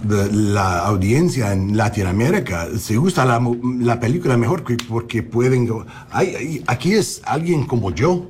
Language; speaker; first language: Spanish; early bilingual, heritage; English